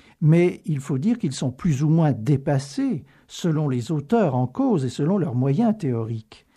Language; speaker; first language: French; native; French